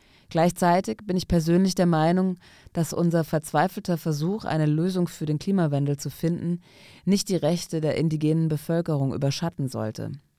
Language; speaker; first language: German; non-native, fluent; Arabic